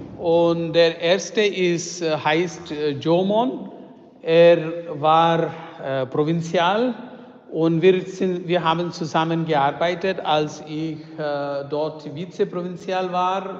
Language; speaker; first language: German; non-native, fluent; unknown